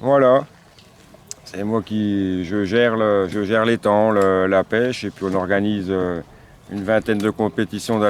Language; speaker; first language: French; native; French